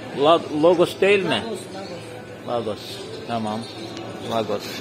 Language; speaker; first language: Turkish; non-native, learner; Russian